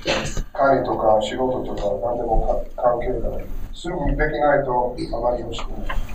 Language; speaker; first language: Japanese; non-native, learner; English